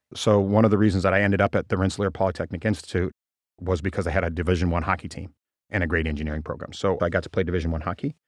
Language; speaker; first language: English; native; English